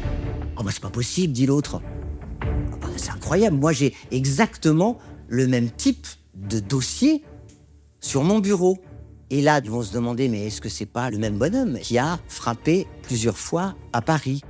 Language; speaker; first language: French; native; French